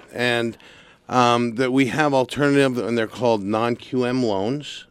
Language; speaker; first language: English; native; English